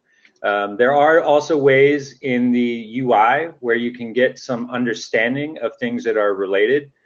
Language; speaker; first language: English; native; English